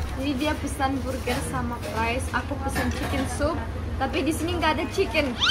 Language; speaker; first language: Indonesian; non-native, fluent; Russian